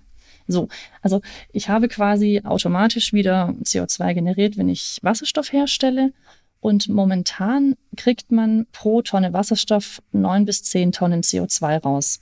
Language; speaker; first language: German; native; German